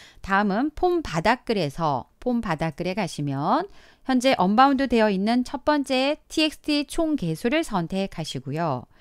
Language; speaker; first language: Korean; native; Korean